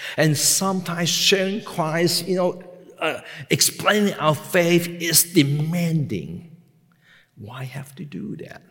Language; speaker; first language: English; non-native, local second language; Cantonese